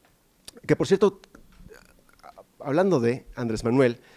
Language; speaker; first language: Spanish; native; Spanish